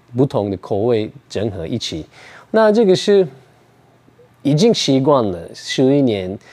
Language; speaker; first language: Chinese; non-native, fluent; Turkish